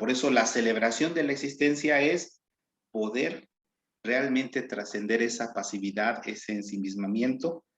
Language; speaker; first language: Spanish; native; Spanish